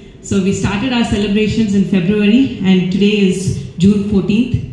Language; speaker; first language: English; non-native, local second language; Telugu